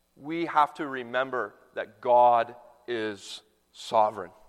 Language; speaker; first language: English; native; English